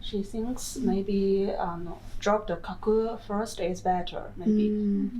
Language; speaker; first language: English; non-native, learner; Japanese